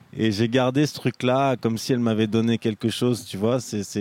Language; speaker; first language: French; native; French